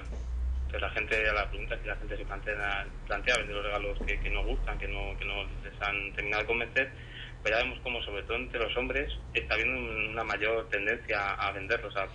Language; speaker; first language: Spanish; native; Spanish